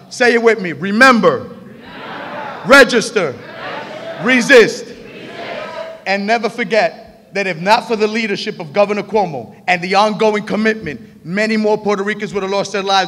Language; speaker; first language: English; early bilingual, other home language; Spanish